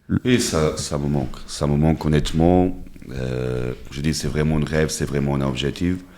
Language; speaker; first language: French; non-native, fluent; Portuguese